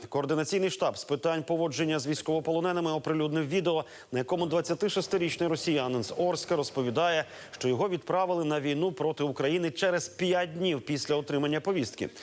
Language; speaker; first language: Ukrainian; native; Ukrainian